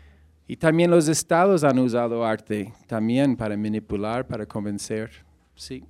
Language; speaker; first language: Spanish; non-native, fluent; English